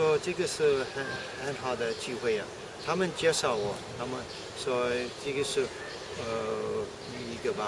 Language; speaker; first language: Chinese; non-native, fluent; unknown